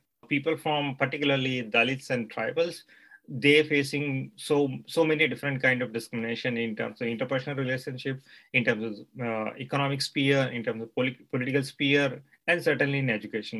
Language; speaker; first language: English; non-native, local second language; Gujarati